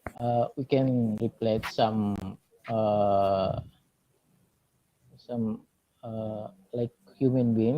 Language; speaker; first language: English; non-native, learner; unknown